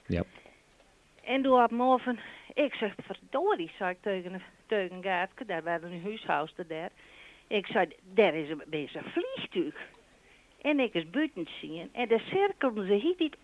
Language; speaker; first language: Dutch; non-native, local second language; Western Frisian